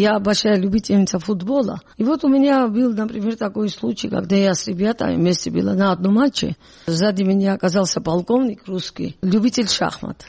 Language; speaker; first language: Russian; non-native, local second language; Georgian